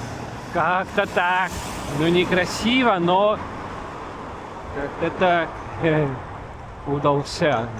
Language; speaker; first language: Russian; non-native, local second language; Estonian